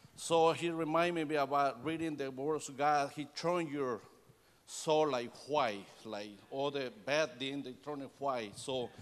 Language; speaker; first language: English; non-native, learner; Spanish